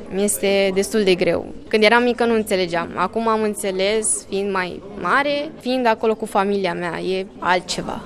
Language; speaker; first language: Romanian; early bilingual, other home language; Chinese